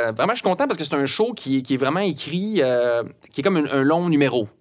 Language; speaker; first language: French; native; French